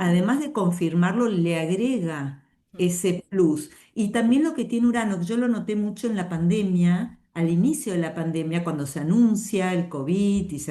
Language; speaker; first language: Spanish; native; Spanish